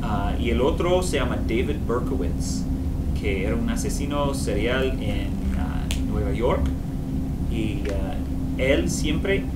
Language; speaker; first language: Spanish; non-native, fluent; English